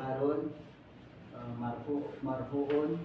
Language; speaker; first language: Arabic; non-native, learner; Indonesian